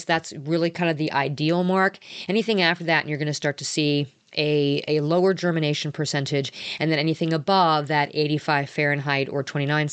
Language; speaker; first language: English; native; English